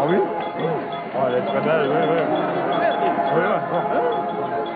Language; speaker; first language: French; non-native, fluent; English